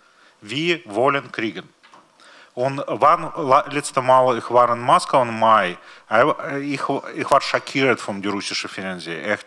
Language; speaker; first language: German; non-native, learner; Russian